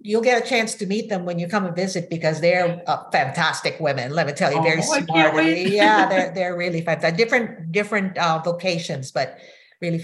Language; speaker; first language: English; non-native, local second language; Filipino